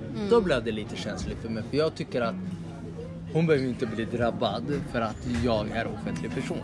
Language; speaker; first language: Swedish; early bilingual, other home language; Somali